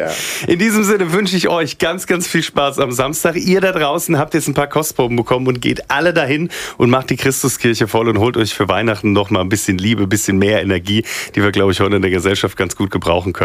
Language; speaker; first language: German; native; German